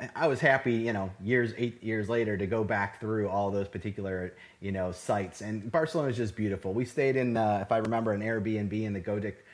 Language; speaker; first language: English; native; English